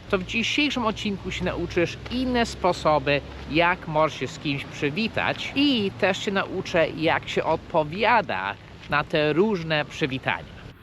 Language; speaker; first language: Polish; non-native, fluent; English